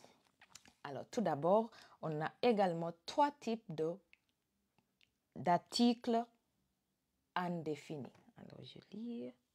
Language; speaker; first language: French; non-native, fluent; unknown